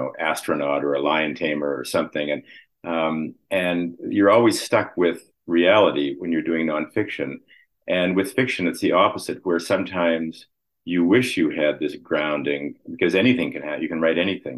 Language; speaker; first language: English; native; English